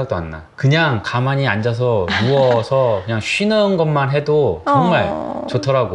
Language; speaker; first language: Korean; native; Korean